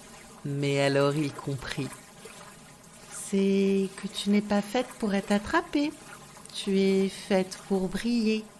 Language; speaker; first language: French; native; French